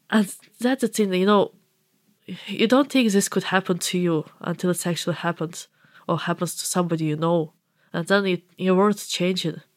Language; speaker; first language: English; non-native, fluent; Russian